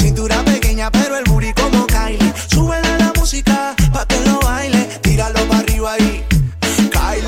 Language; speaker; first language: Spanish; native; Spanish